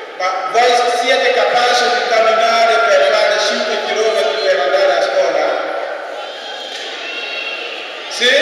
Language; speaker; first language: Italian; non-native, fluent; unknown